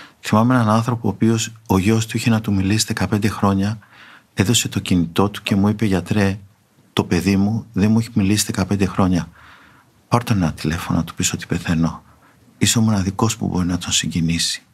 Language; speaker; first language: Greek; native; Greek